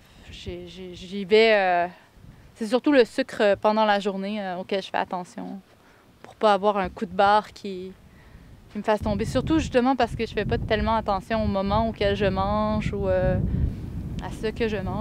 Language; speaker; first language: French; native; French